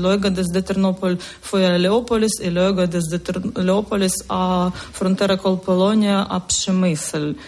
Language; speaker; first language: Spanish; non-native, learner; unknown